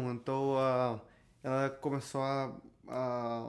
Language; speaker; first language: Portuguese; non-native, learner; Spanish